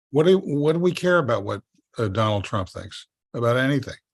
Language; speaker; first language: English; native; English